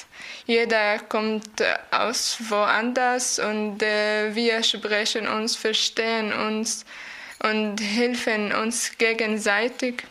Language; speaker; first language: German; non-native, fluent; Arabic